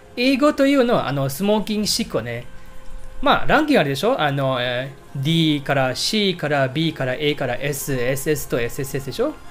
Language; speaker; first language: Japanese; non-native, fluent; English